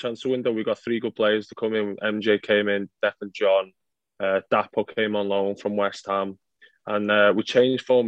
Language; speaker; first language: English; native; English